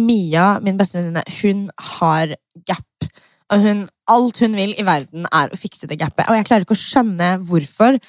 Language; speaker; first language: Norwegian; early bilingual, other home language; English